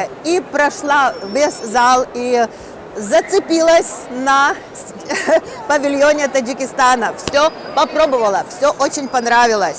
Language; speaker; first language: Russian; non-native, fluent; Lithuanian